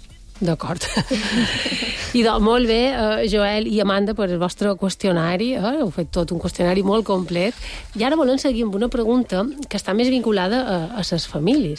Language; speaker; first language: Catalan; native; Catalan